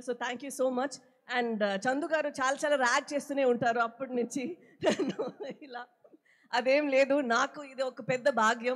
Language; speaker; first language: Telugu; non-native, local second language; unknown